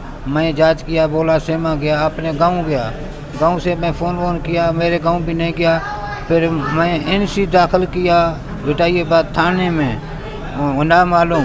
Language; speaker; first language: Hindi; non-native, learner; Baluchi